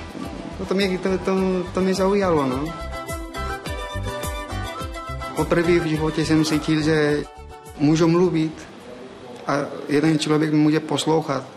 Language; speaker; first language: Czech; non-native, fluent; Spanish